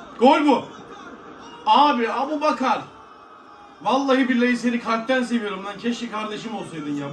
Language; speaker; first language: Turkish; native; Turkish